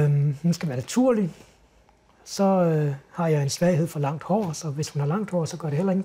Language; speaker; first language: Danish; native; Danish